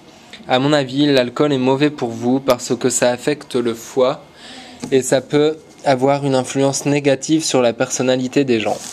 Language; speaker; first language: French; non-native, learner; English